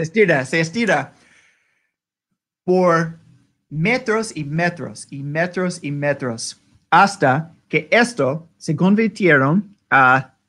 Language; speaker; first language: Spanish; non-native, learner; English